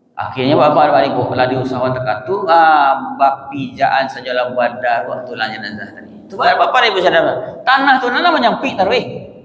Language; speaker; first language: Malay; non-native, local second language; Minangkabau